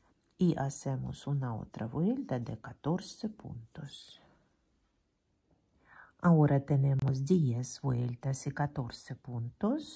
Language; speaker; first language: Spanish; non-native, fluent; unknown